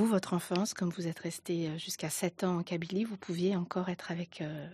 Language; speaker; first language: French; native; French